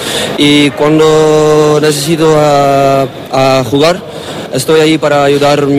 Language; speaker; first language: Spanish; non-native, learner; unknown